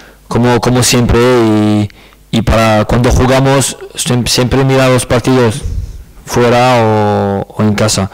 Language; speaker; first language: Spanish; non-native, learner; French